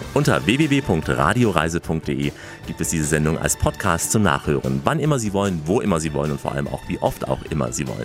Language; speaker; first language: German; native; German